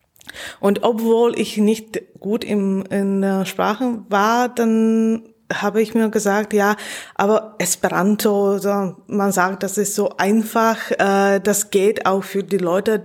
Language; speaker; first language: German; non-native, fluent; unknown